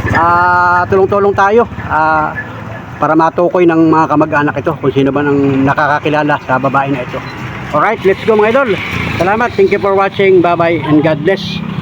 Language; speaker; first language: Filipino; native; Filipino